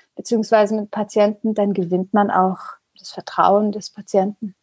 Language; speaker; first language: German; early bilingual, other home language; Persian